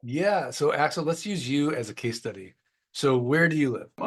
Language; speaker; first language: English; native; English